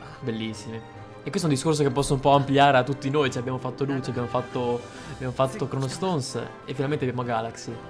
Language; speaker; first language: Italian; native; Italian